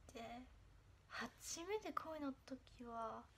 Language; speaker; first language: Japanese; non-native, fluent; Chinese